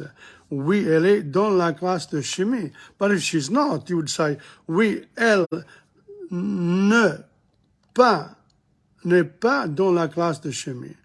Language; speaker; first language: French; non-native, fluent; English